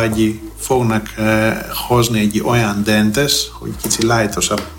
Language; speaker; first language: Hungarian; non-native, fluent; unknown